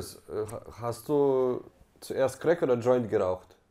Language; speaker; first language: German; native; German